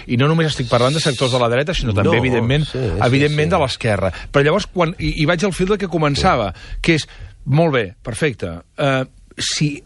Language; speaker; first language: Catalan; native; Catalan